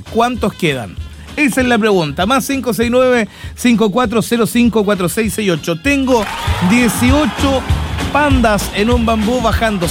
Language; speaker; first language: Spanish; native; Spanish